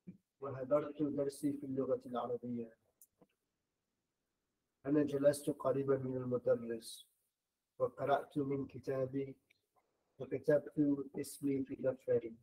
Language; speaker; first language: Arabic; non-native, learner; English